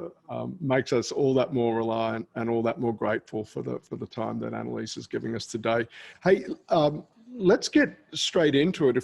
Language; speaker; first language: English; native; English